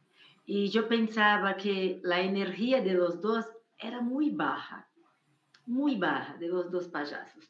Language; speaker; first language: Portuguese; non-native, fluent; Spanish